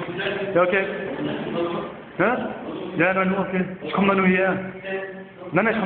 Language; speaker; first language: German; early bilingual, other home language; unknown